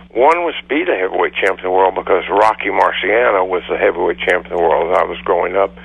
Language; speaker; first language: English; native; English